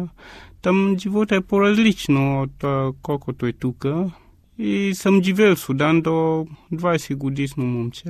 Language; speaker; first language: Bulgarian; non-native, fluent; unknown